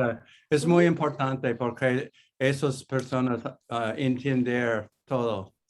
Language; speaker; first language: Spanish; non-native, learner; English